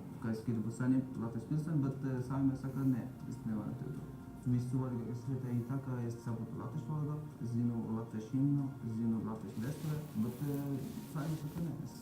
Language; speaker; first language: Latvian; non-native, learner; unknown